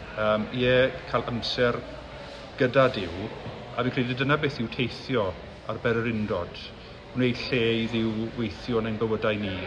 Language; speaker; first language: Welsh; native; Welsh